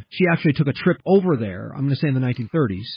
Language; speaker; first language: English; early bilingual, heritage; English